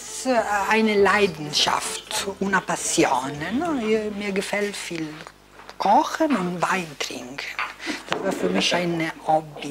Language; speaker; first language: German; non-native, fluent; Italian